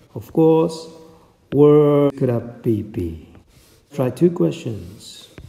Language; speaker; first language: English; non-native, fluent; Japanese